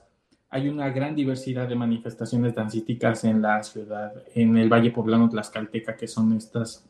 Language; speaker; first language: Spanish; native; Spanish